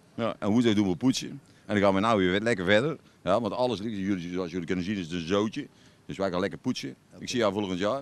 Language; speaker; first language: Dutch; native; Dutch